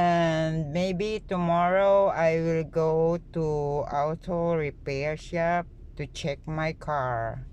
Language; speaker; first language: English; non-native, local second language; Filipino